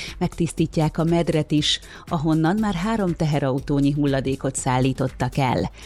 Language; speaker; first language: Hungarian; native; Hungarian